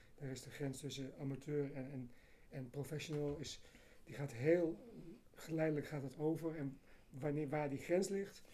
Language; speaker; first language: Dutch; native; Dutch